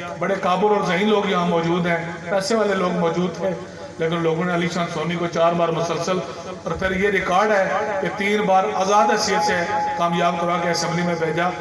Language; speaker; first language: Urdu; non-native, local second language; Pahari-Potwari